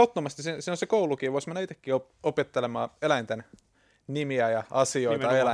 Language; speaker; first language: Finnish; native; Finnish